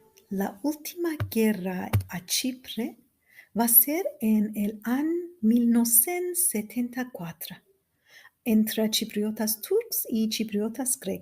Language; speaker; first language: Catalan; non-native, learner; Turkish